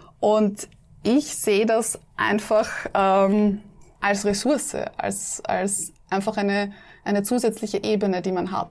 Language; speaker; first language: German; native; German